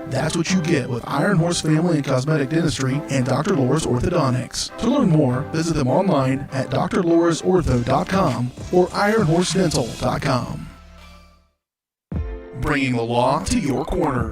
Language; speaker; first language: English; native; English